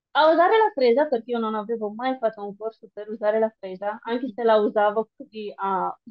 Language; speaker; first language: Italian; non-native, fluent; Romanian